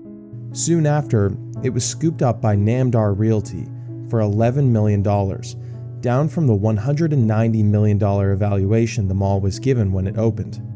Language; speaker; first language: English; native; English